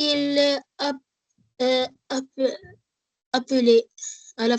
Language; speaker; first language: French; non-native, learner; Arabic